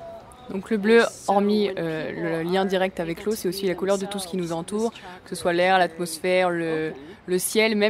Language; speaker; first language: French; native; French